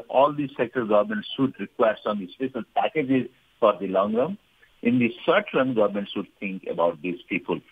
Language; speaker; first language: English; non-native, fluent; Nepali